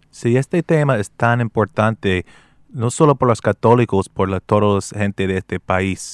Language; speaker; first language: Spanish; non-native, fluent; English